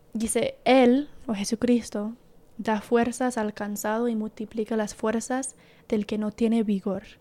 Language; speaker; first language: Spanish; early bilingual, heritage; Spanish